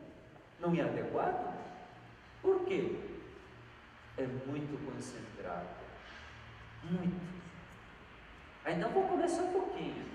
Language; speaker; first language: Portuguese; non-native, fluent; Korean